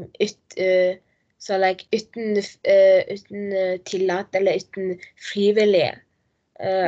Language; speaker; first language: Norwegian; non-native, learner; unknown